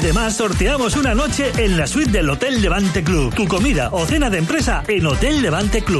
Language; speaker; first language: Spanish; native; Spanish